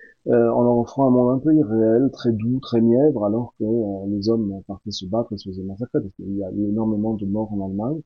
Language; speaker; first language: French; native; French